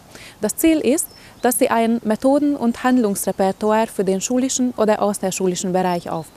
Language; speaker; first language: German; native; German